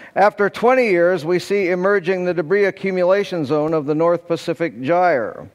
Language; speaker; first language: English; native; English